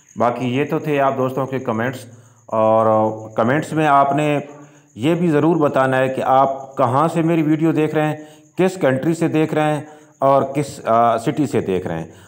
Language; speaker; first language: Urdu; non-native, local second language; Punjabi